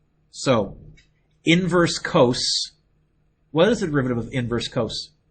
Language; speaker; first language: English; native; English